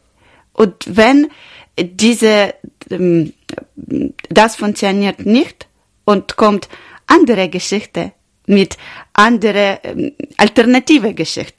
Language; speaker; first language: German; non-native, learner; Ukrainian